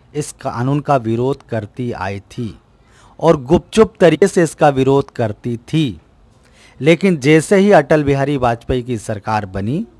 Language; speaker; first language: Hindi; native; Hindi